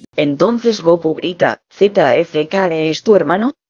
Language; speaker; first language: Spanish; non-native, fluent; English